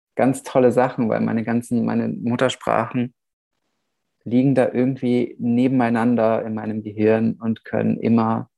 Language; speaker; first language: German; native; German